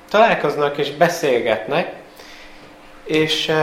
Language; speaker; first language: Hungarian; early bilingual, heritage; Hungarian